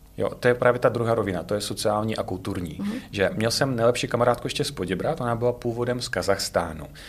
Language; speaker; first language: Czech; non-native, fluent; Russian